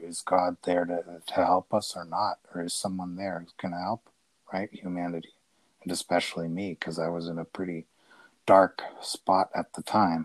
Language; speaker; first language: English; native; English